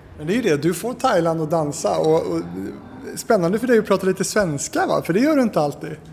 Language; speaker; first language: Swedish; native; Swedish